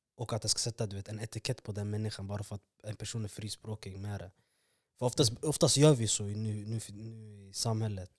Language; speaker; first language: Swedish; early bilingual, other home language; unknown